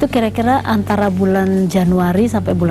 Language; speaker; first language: Indonesian; native; Indonesian